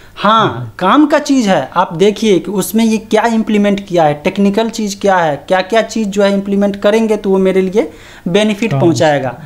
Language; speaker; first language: Hindi; native; Hindi